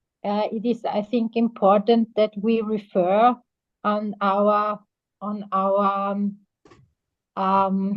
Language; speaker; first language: English; non-native, fluent; German